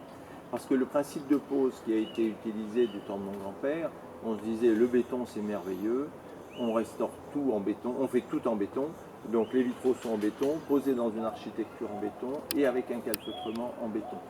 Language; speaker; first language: French; native; French